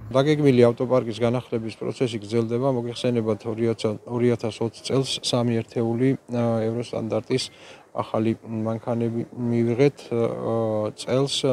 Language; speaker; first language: Georgian; native; Georgian